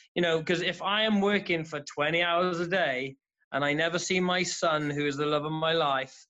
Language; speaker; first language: English; native; English